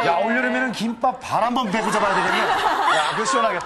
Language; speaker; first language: Korean; native; Korean